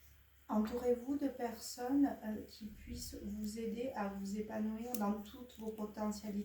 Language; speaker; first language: French; native; French